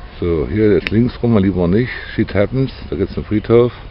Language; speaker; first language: German; native; German